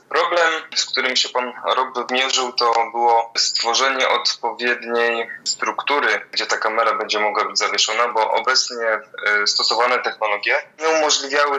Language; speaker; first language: Polish; native; Polish